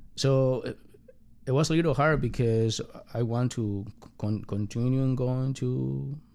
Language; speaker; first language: English; non-native, learner; Spanish